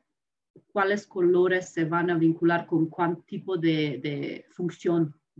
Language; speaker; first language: Spanish; non-native, fluent; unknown